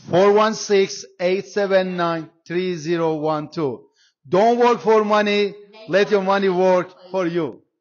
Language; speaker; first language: English; non-native, fluent; Persian